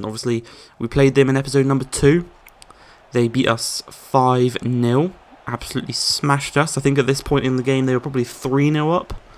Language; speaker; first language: English; native; English